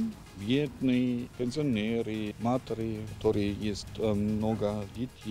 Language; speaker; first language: Russian; non-native, learner; German